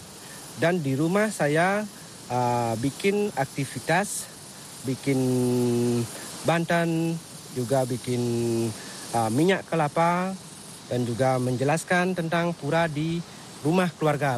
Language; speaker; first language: Indonesian; non-native, local second language; Balinese